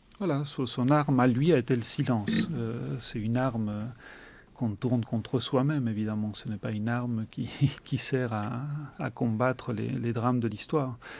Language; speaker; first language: French; early bilingual, other home language; Spanish